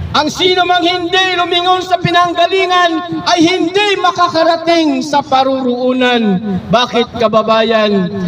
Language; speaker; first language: Filipino; non-native, local second language; Cebuano